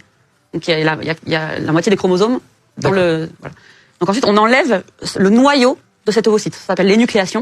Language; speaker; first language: French; native; French